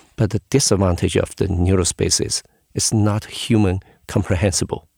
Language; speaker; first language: English; non-native, fluent; Chinese